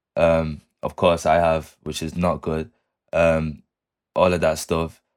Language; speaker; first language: English; native; English